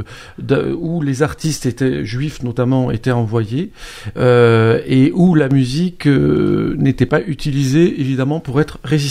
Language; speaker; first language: French; native; French